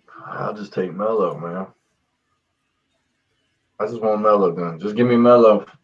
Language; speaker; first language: English; native; English